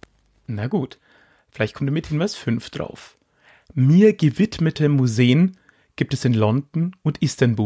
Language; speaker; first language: German; native; German